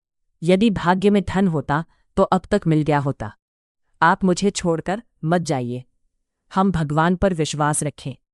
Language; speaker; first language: Hindi; native; Hindi